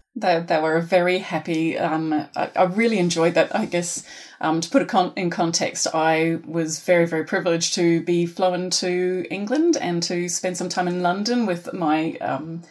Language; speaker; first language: English; native; English